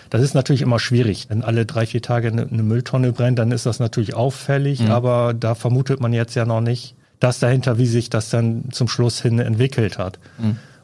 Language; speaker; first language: German; native; German